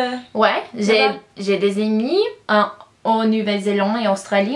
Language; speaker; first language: French; non-native, learner; English